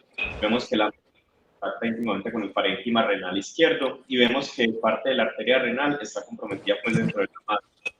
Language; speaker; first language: Spanish; native; Spanish